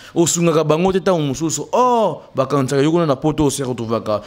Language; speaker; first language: Lingala; native; Lingala